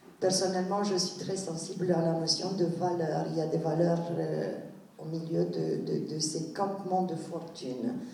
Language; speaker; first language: French; non-native, fluent; Romanian